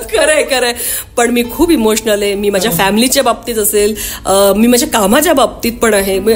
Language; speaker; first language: Marathi; non-native, local second language; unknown